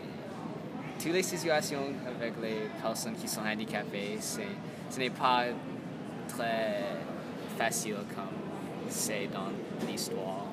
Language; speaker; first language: French; non-native, learner; English